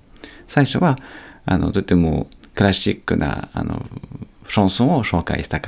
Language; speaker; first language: Japanese; non-native, fluent; French